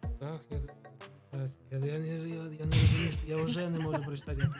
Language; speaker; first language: Ukrainian; non-native, local second language; Russian